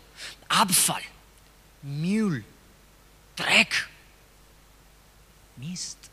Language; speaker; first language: German; non-native, fluent; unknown